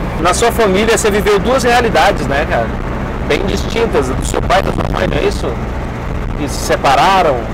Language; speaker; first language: Portuguese; native; Portuguese